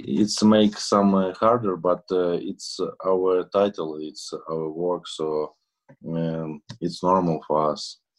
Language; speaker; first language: English; non-native, learner; Russian